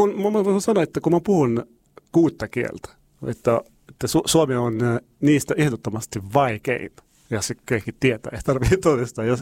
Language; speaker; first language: Finnish; non-native, learner; Arabic